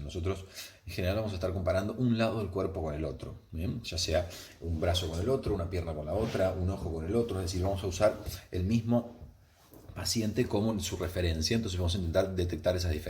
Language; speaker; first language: Spanish; native; Spanish